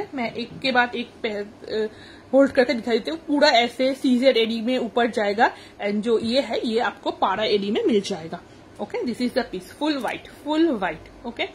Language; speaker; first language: Hindi; non-native, local second language; Bangla